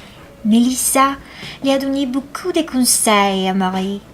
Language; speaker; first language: French; non-native, learner; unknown